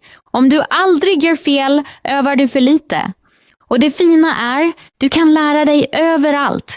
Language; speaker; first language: Swedish; non-native, fluent; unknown